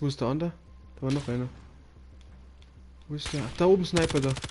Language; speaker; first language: German; native; German